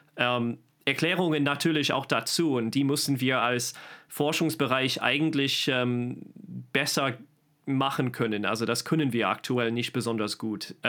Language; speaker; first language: German; non-native, fluent; English